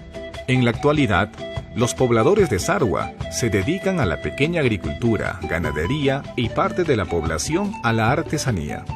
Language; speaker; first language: Spanish; native; Spanish